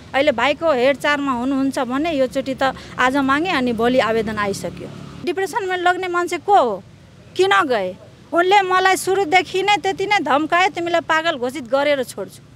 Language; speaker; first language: Nepali; non-native, local second language; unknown